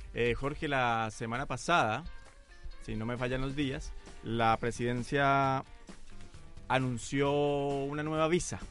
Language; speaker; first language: Spanish; native; Spanish